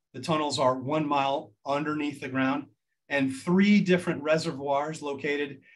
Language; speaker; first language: English; native; English